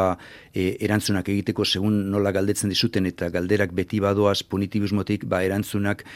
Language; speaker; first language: Basque; native; Basque